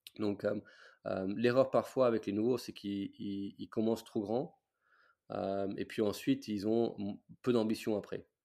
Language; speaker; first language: French; non-native, fluent; English